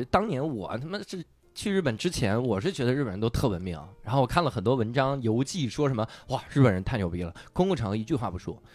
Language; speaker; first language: Chinese; native; Chinese